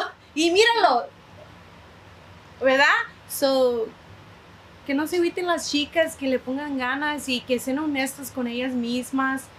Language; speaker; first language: Spanish; early bilingual, heritage; Spanish